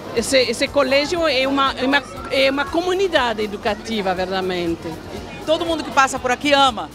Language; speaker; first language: Portuguese; non-native, fluent; French